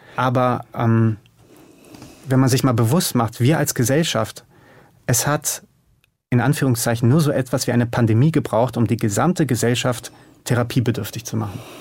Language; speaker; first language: German; early bilingual, other home language; Hungarian